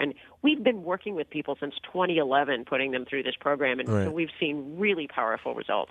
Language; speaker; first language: English; native; English